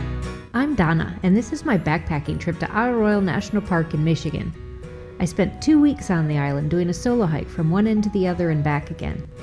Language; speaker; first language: English; native; English